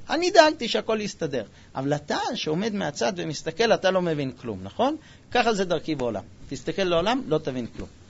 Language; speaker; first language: Hebrew; non-native, fluent; English